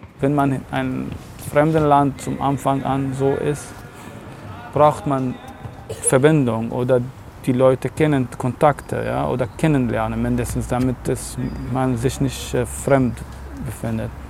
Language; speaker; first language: German; non-native, learner; Arabic